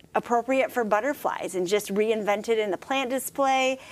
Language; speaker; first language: English; native; English